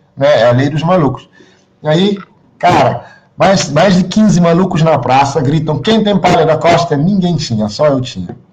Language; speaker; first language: Portuguese; non-native, local second language; Kabuverdianu